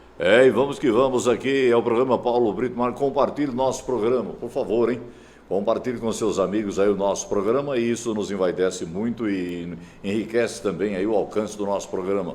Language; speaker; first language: Portuguese; native; Portuguese